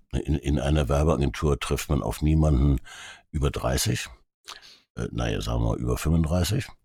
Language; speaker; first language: German; early bilingual, other home language; Hungarian